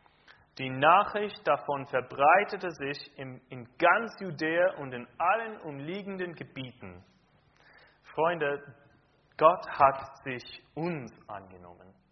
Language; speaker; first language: German; non-native, fluent; English